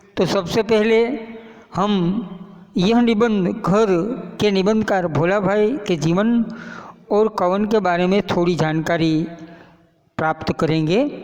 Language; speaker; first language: Hindi; non-native, local second language; Gujarati